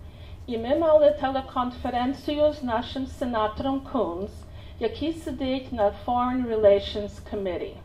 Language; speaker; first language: Ukrainian; early bilingual, heritage; Ukrainian